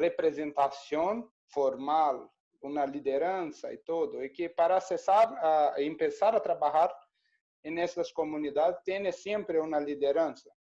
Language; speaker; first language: Spanish; non-native, learner; Portuguese